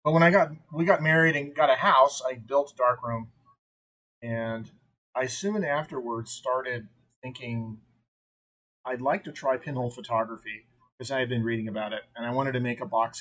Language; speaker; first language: English; native; English